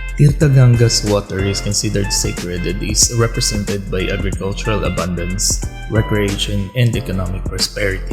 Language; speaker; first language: English; non-native, local second language; Filipino